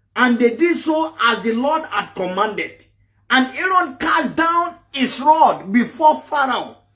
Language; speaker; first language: English; non-native, local second language; Yoruba